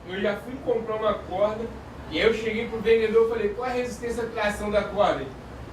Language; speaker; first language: Portuguese; native; Portuguese